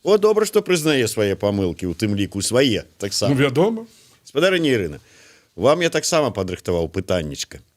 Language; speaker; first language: Belarusian; native; Belarusian